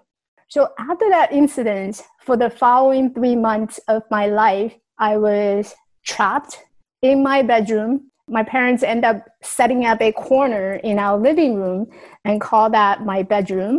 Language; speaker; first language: English; non-native, fluent; Chinese